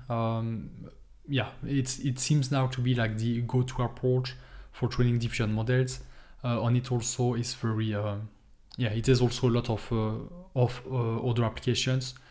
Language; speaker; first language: English; non-native, fluent; French